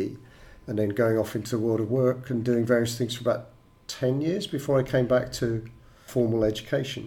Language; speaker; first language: English; native; English